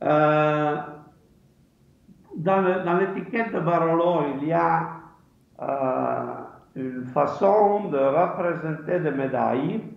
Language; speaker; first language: French; non-native, fluent; Italian